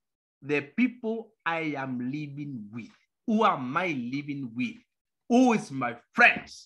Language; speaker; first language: English; non-native, local second language; Kamba